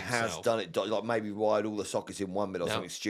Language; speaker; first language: English; native; English